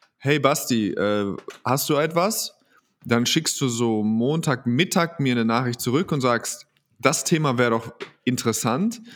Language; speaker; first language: German; native; German